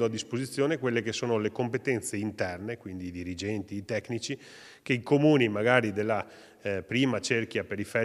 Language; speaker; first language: Italian; native; Italian